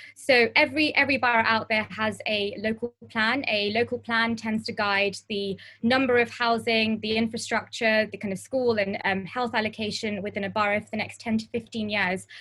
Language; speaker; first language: English; native; English